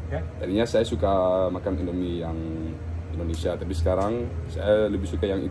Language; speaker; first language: Indonesian; early bilingual, heritage; Dutch